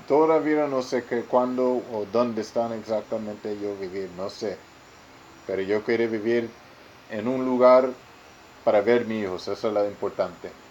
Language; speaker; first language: Spanish; non-native, learner; English